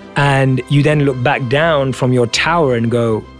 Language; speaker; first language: English; native; English